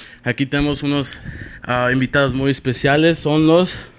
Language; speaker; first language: Spanish; early bilingual, heritage; Spanish